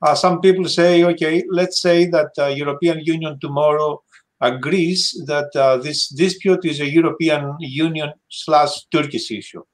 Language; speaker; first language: English; non-native, fluent; Greek